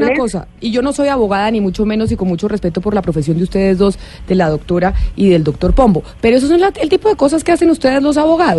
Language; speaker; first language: Spanish; native; Spanish